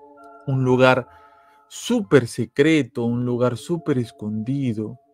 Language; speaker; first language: Spanish; native; Spanish